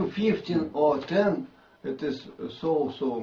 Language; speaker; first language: English; non-native, learner; Russian